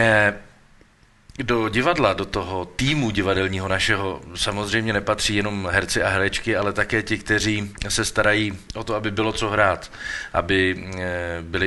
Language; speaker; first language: Czech; native; Czech